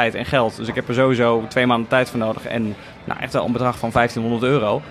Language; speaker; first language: Dutch; native; Dutch